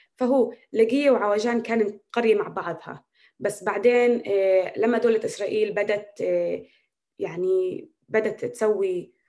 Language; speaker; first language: Arabic; native; Arabic